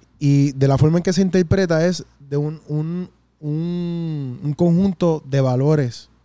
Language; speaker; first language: Spanish; native; Spanish